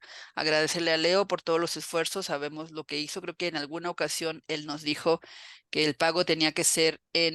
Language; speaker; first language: Spanish; native; Spanish